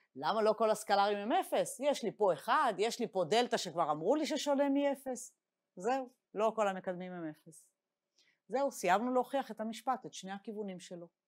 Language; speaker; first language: Hebrew; native; Hebrew